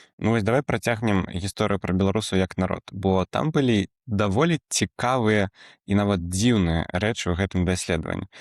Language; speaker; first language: Belarusian; native; Belarusian